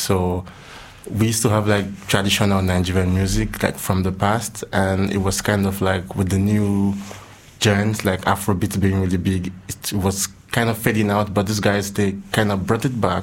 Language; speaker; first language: English; non-native, local second language; Igbo